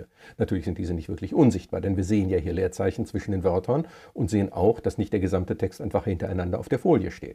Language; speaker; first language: German; native; German